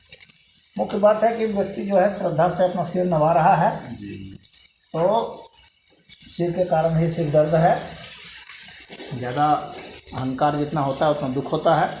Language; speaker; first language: Hindi; native; Hindi